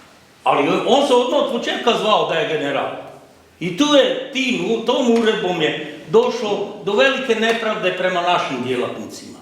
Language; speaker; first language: Croatian; native; Croatian